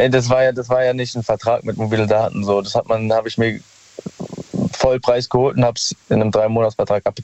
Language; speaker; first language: German; native; German